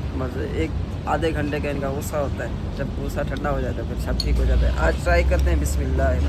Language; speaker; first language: Urdu; non-native, local second language; Punjabi